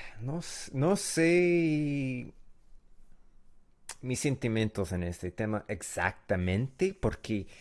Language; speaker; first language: Spanish; non-native, learner; English